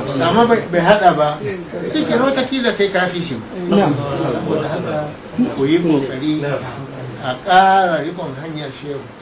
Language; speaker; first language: Hausa; non-native, local second language; Arabic